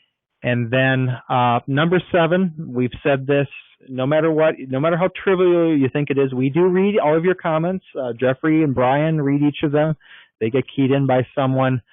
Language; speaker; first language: English; native; English